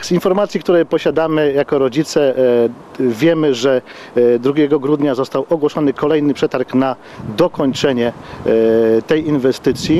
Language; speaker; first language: Polish; native; Polish